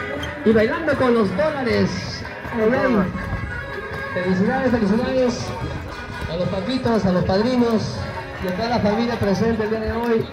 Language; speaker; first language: Spanish; native; Spanish